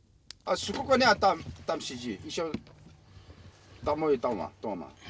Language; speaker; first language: Russian; non-native, learner; Korean